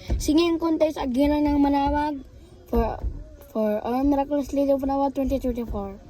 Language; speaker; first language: Filipino; non-native, local second language; Cebuano